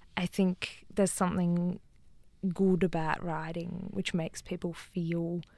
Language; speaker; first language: English; native; English